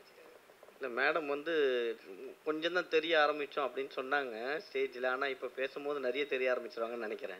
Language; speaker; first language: Tamil; native; Tamil